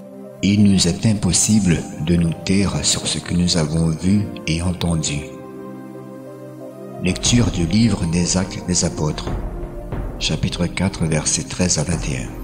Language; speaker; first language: French; native; French